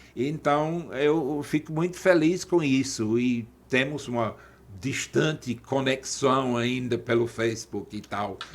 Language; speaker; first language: Portuguese; non-native, fluent; English